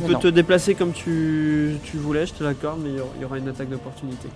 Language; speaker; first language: French; native; French